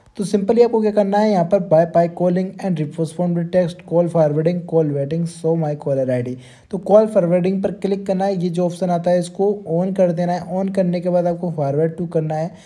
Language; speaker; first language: Hindi; native; Hindi